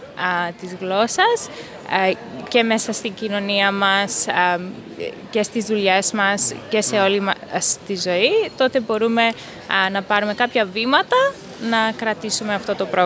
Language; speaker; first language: Greek; early bilingual, heritage; English